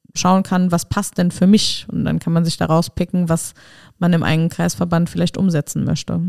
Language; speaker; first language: German; native; German